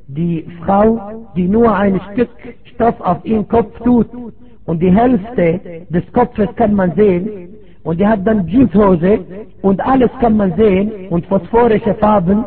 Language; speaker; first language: German; non-native, fluent; Arabic